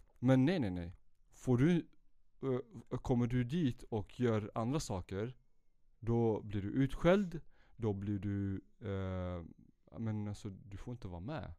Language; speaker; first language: Swedish; early bilingual, other home language; Central Kurdish